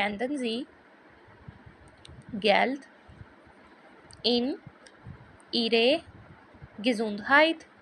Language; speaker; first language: German; non-native, learner; Urdu